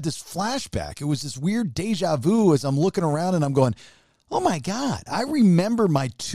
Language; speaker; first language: English; native; English